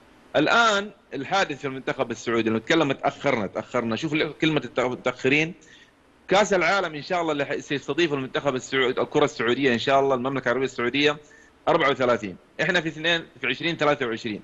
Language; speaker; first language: Arabic; native; Arabic